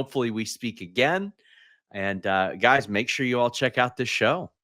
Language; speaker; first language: English; native; English